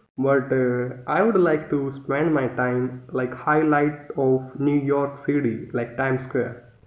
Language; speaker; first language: English; non-native, local second language; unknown